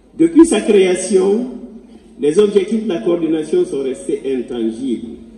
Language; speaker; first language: French; non-native, local second language; Fula